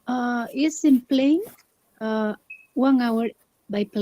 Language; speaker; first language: English; non-native, learner; Spanish